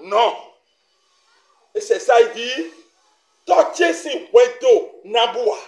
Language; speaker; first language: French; non-native, local second language; Fon